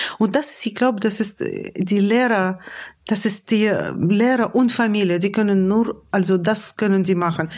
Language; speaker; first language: German; non-native, fluent; Russian